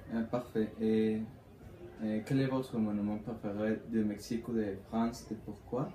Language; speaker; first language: French; non-native, learner; Spanish